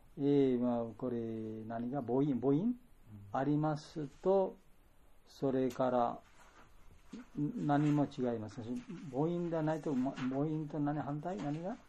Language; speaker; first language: Japanese; non-native, fluent; Bangla